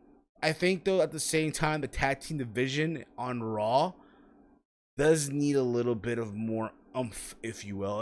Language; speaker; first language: English; native; English